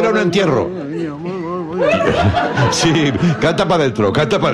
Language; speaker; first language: Spanish; native; Spanish